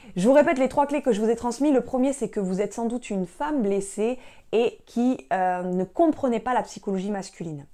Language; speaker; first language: French; native; French